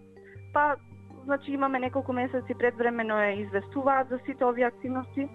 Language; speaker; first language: Macedonian; native; Macedonian